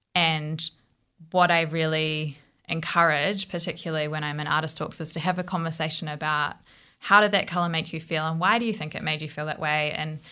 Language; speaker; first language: English; native; English